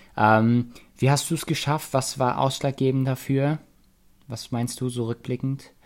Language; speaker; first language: German; native; German